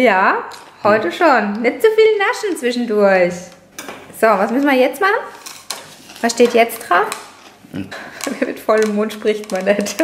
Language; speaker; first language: German; native; German